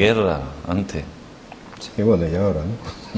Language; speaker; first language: Spanish; non-native, learner; Arabic